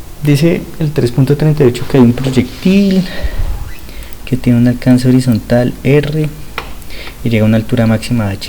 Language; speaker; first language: Spanish; native; Spanish